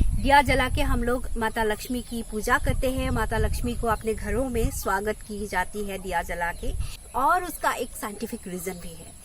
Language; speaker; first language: Hindi; non-native, local second language; Assamese